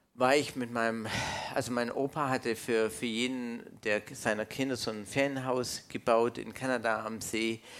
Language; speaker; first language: German; non-native, fluent; English